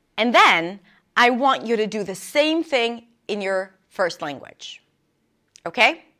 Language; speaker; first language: English; non-native, fluent; Hebrew